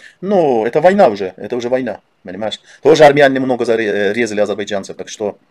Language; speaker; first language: Russian; non-native, local second language; Azerbaijani